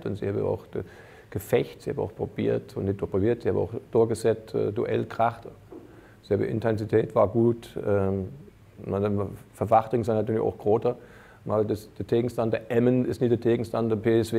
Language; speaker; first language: Dutch; non-native, fluent; German